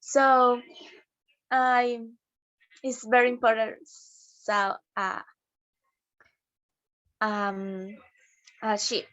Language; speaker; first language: English; non-native, learner; Spanish